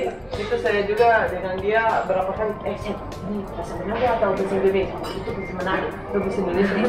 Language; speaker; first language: Indonesian; non-native, fluent; Italian